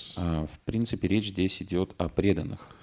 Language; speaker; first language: Russian; native; Russian